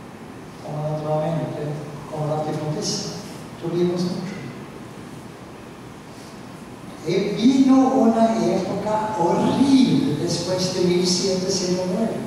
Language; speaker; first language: Spanish; non-native, fluent; Norwegian